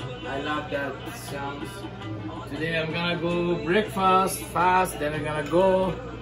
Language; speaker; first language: English; non-native, learner; Persian